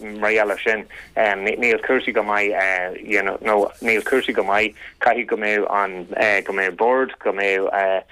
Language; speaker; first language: Irish; non-native, local second language; English